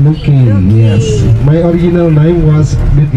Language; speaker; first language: English; non-native, fluent; Indonesian